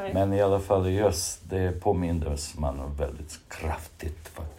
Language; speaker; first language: Swedish; non-native, fluent; Bosnian